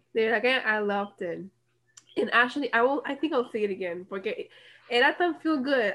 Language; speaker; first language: English; non-native, local second language; Spanish